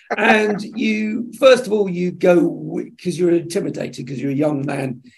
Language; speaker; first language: English; native; English